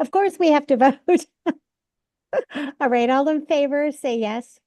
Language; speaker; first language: English; native; English